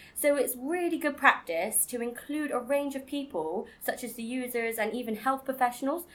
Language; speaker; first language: English; native; English